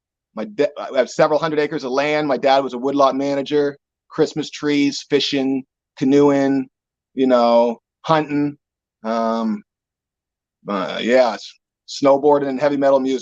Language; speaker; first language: English; native; English